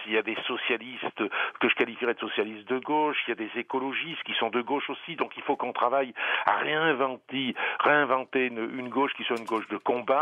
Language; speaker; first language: French; native; French